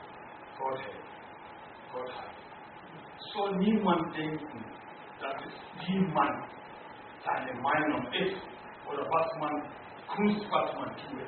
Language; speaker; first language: German; non-native, learner; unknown